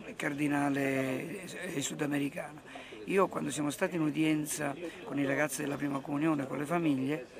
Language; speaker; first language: Italian; native; Italian